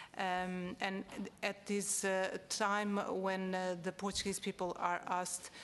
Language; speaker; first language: English; non-native, fluent; Portuguese